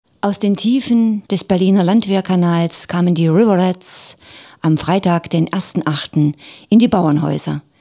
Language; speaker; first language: German; native; German